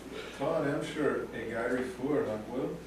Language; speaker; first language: Irish; non-native, learner; English